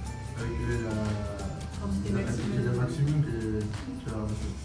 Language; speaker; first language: French; non-native, learner; Spanish